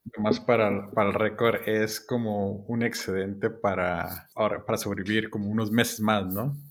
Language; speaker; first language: Spanish; native; Spanish